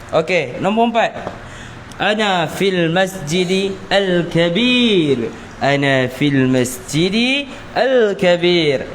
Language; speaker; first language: Malay; native; Malay